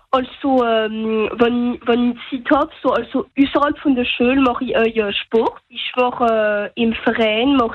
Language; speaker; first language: German; non-native, local second language; French